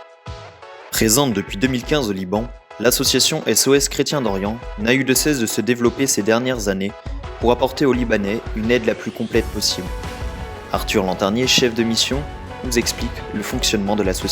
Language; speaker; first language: French; native; French